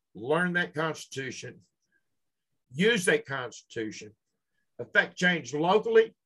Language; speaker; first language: English; native; English